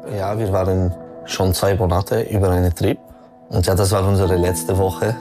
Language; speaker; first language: German; non-native, learner; French